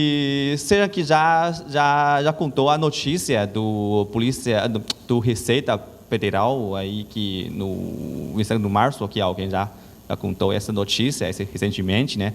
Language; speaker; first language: Portuguese; non-native, learner; Chinese